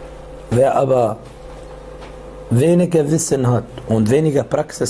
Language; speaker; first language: German; non-native, fluent; Arabic